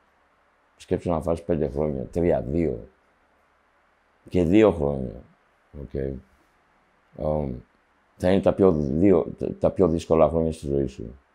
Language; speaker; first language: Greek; early bilingual, heritage; Greek